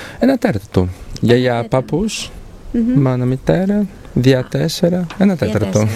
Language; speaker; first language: Greek; non-native, fluent; Portuguese